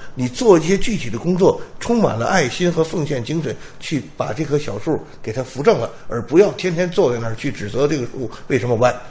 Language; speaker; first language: Chinese; native; Chinese